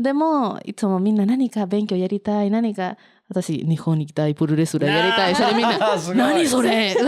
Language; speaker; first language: Japanese; non-native, learner; Spanish